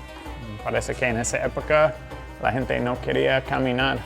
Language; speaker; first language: Spanish; non-native, fluent; English